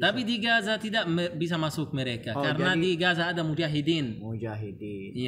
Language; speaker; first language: Indonesian; non-native, learner; Arabic